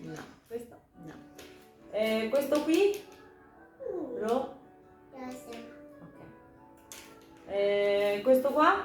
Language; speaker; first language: Italian; early bilingual, heritage; Albanian